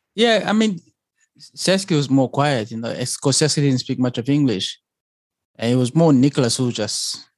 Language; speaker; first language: English; early bilingual, other home language; Lingala